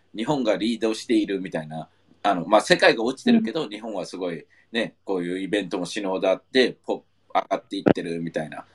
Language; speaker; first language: Japanese; non-native, fluent; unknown